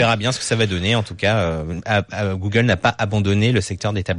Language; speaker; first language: French; native; French